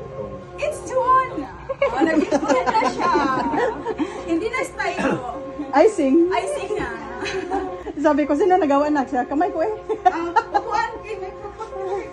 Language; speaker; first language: Filipino; non-native, local second language; Cebuano